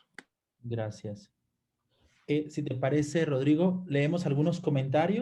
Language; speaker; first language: Spanish; native; Spanish